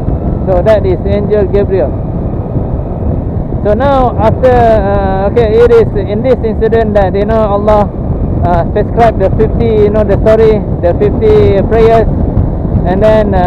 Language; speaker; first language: English; non-native, local second language; Malay